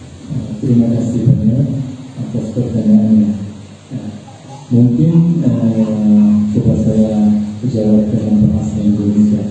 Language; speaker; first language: Indonesian; non-native, fluent; Arabic